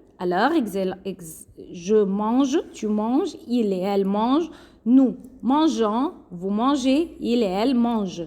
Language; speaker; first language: French; non-native, fluent; Arabic